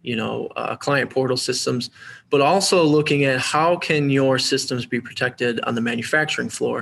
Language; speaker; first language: English; native; English